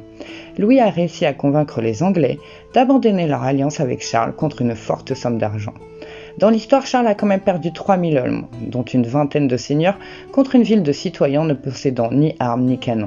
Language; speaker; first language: French; native; French